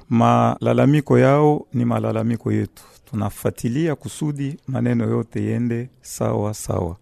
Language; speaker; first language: Swahili; native; Swahili